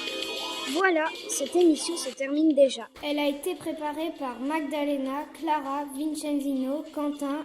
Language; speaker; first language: French; native; French